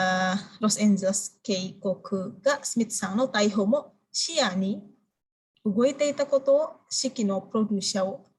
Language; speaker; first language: Japanese; non-native, fluent; Indonesian